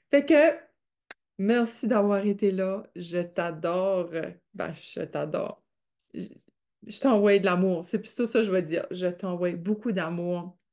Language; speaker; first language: French; native; French